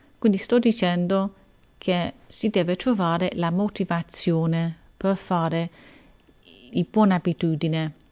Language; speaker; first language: Italian; non-native, fluent; English